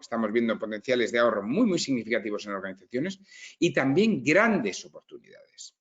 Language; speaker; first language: Spanish; native; Spanish